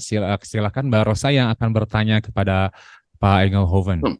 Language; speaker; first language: Indonesian; native; Indonesian